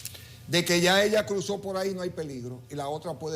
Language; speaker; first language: Spanish; native; Spanish